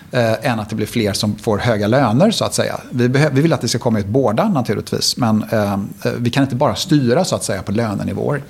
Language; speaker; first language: Swedish; native; Swedish